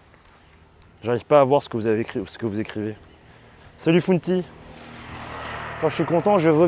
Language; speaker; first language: French; native; French